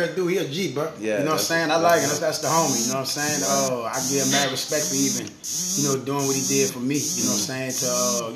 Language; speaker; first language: English; native; English